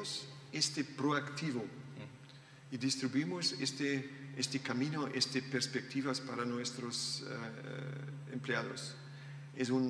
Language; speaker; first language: Spanish; non-native, learner; German